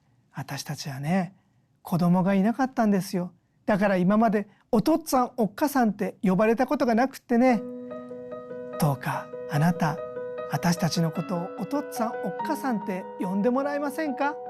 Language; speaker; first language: Japanese; native; Japanese